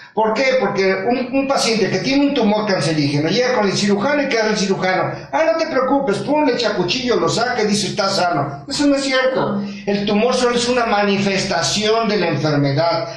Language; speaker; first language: Spanish; native; Spanish